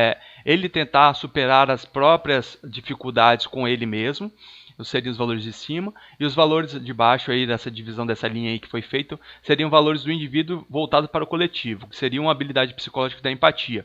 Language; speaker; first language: Portuguese; native; Portuguese